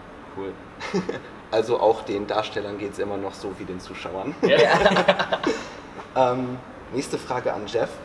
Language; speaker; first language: German; native; German